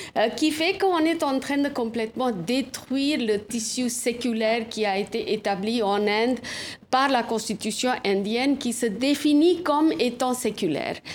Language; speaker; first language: French; non-native, fluent; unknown